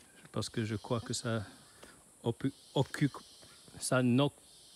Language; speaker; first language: French; non-native, learner; Chinese